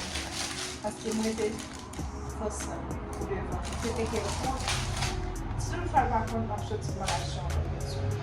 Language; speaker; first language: French; non-native, learner; Haitian Creole